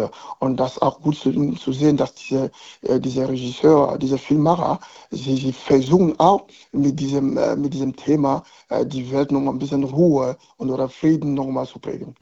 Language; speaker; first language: German; non-native, learner; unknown